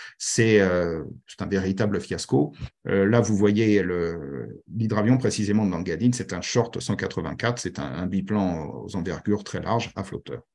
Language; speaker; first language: French; native; French